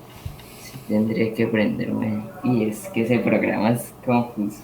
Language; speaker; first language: Spanish; native; Spanish